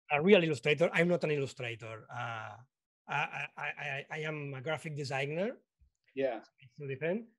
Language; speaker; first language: English; non-native, learner; Spanish